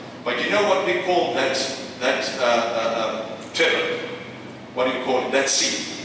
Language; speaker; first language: English; non-native, local second language; Afrikaans